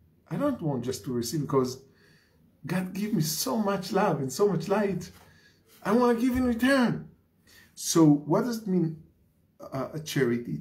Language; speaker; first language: English; non-native, fluent; Hebrew